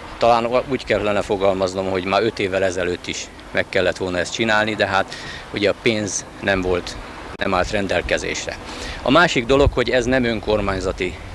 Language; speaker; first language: Hungarian; native; Hungarian